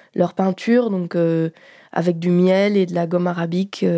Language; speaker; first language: French; native; French